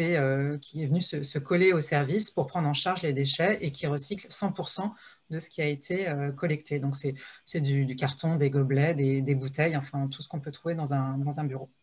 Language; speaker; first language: French; native; French